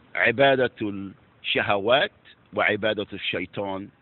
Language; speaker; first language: English; non-native, fluent; Arabic